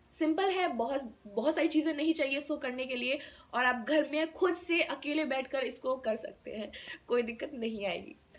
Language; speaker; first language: Hindi; native; Hindi